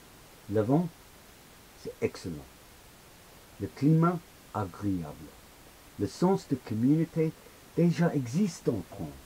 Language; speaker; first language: French; non-native, learner; English